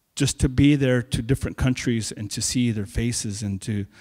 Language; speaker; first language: English; native; English